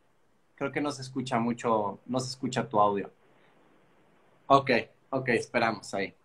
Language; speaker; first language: Spanish; native; Spanish